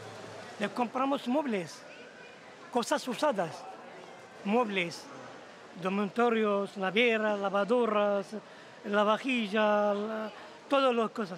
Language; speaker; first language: Spanish; non-native, learner; Arabic